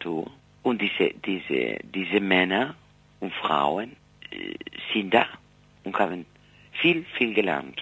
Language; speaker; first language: German; non-native, fluent; Spanish